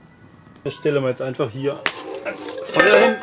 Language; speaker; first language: German; native; German